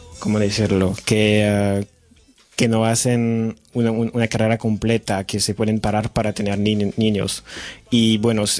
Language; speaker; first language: Spanish; non-native, fluent; French